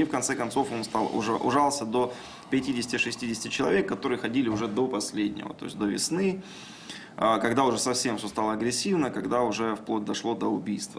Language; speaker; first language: Russian; native; Russian